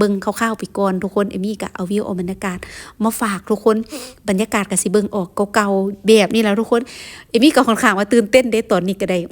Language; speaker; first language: Thai; non-native, local second language; Lao